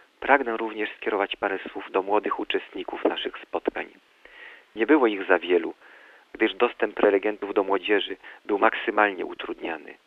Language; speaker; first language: Polish; early bilingual, heritage; Polish